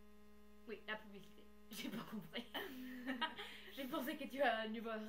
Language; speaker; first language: French; non-native, learner; English